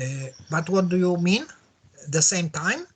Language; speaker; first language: English; non-native, learner; Polish